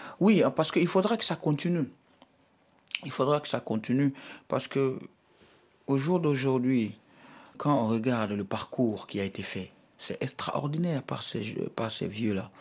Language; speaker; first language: French; non-native, local second language; Bambara